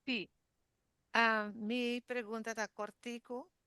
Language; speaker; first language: Spanish; non-native, learner; Papiamento